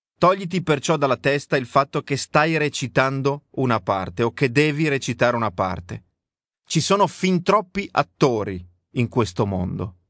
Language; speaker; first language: Italian; native; Italian